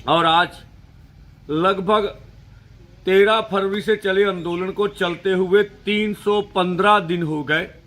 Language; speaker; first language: Hindi; non-native, local second language; Punjabi